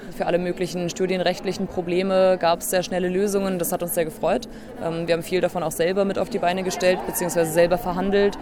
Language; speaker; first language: German; native; German